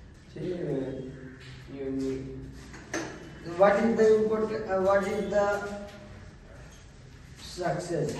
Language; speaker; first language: English; non-native, learner; Hindi